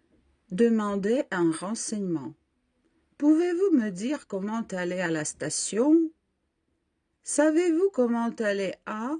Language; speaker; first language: French; non-native, fluent; Ukrainian